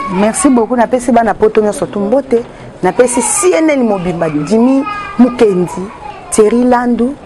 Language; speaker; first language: Lingala; native; Lingala